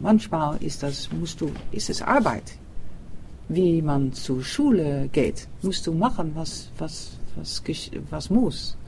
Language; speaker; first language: German; non-native, learner; Dutch